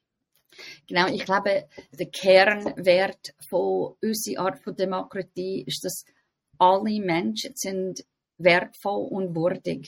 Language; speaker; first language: German; non-native, fluent; English